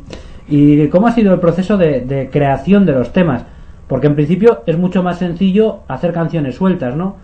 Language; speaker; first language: Spanish; native; Spanish